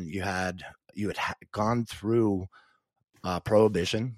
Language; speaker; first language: English; native; English